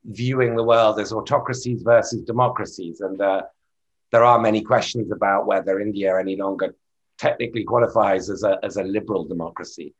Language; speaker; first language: English; native; English